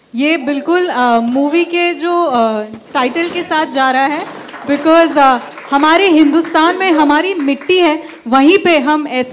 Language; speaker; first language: Hindi; native; Hindi